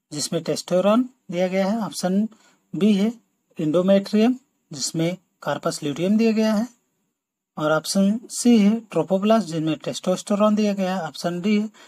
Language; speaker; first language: Hindi; native; Hindi